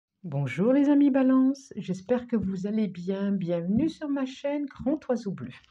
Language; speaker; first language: French; native; French